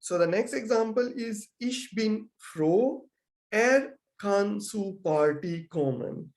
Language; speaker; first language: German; non-native, learner; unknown